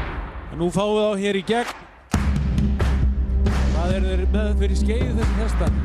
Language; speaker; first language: Icelandic; native; Icelandic